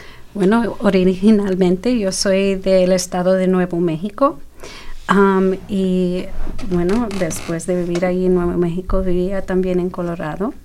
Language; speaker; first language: Spanish; early bilingual, heritage; Spanish